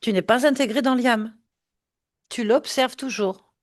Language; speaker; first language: French; native; French